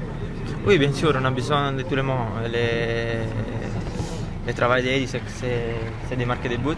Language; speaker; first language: French; non-native, fluent; Italian